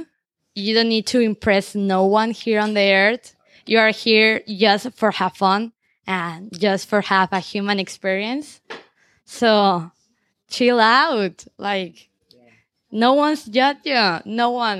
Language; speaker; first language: English; non-native, learner; Spanish